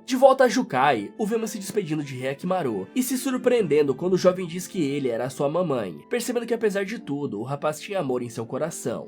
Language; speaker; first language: Portuguese; native; Portuguese